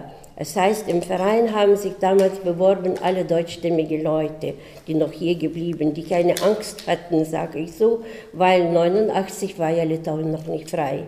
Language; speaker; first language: German; early bilingual, heritage; German